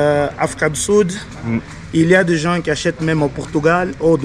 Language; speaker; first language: French; non-native, fluent; Portuguese